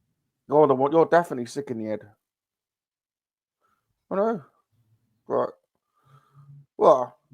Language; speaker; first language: English; native; English